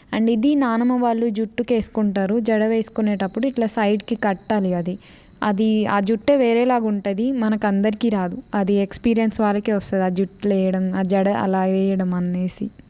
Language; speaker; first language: Telugu; non-native, local second language; Lambadi